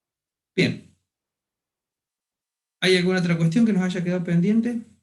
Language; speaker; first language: Spanish; native; Spanish